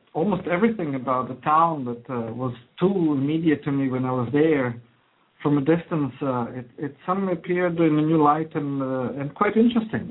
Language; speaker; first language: English; non-native, fluent; Croatian